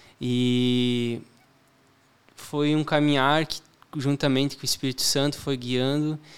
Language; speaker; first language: Portuguese; native; Portuguese